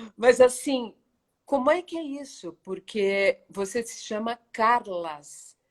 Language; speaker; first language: Portuguese; native; Portuguese